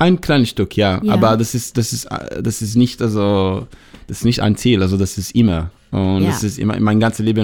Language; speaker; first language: German; non-native, learner; Hebrew